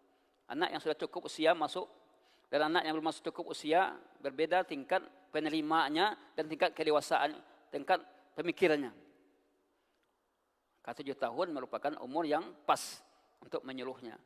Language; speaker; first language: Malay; non-native, local second language; Minangkabau